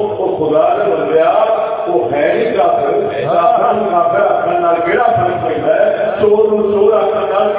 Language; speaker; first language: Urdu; non-native, local second language; Punjabi